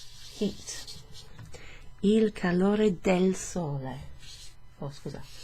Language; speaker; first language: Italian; non-native, fluent; English